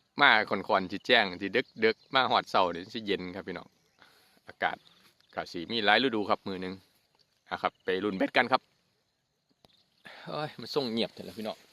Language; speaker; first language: Thai; non-native, local second language; Northeastern Thai